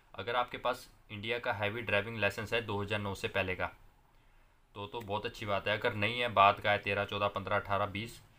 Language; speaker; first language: Hindi; non-native, local second language; Punjabi